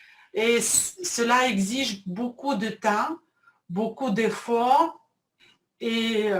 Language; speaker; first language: French; non-native, fluent; Russian